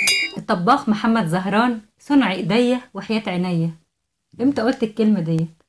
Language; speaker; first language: Arabic; native; Arabic